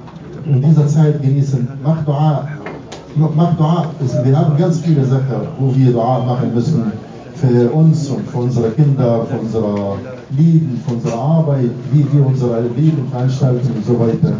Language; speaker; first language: German; non-native, fluent; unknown